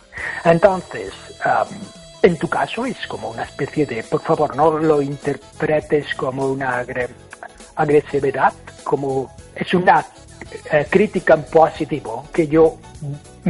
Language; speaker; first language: Spanish; non-native, fluent; English